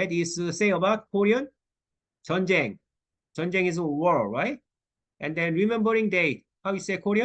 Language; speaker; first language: English; non-native, learner; Korean